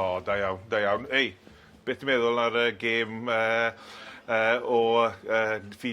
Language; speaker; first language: Welsh; non-native, learner; English